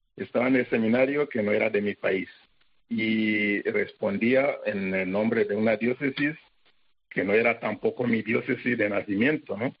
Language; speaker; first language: Spanish; non-native, fluent; Kinyarwanda